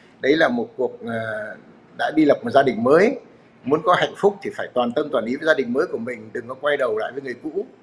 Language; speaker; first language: Vietnamese; native; Vietnamese